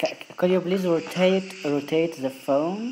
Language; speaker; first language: English; non-native, learner; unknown